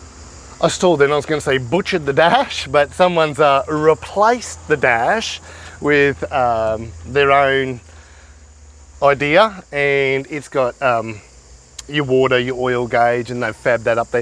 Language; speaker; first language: English; native; English